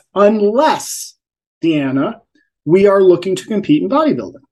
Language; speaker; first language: English; native; English